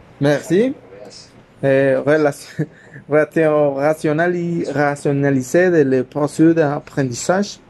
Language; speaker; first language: French; non-native, learner; Spanish